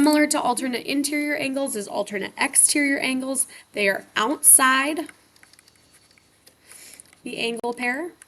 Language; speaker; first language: English; native; English